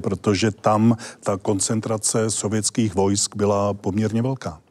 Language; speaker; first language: Czech; native; Czech